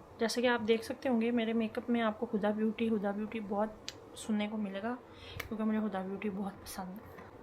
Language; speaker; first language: Urdu; native; Urdu